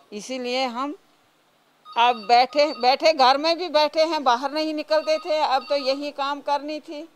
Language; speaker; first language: Hindi; non-native, local second language; Kashmiri